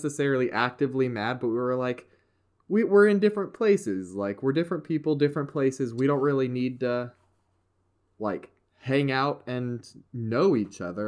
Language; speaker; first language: English; native; English